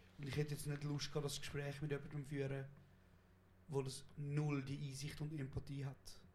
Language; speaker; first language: German; early bilingual, other home language; Kurdish